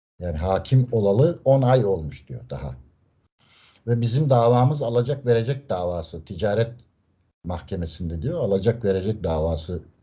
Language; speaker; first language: Turkish; native; Turkish